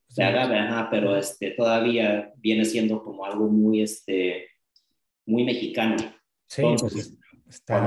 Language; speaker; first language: Spanish; early bilingual, heritage; Spanish